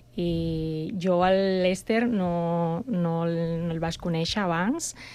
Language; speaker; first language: Catalan; non-native, fluent; Spanish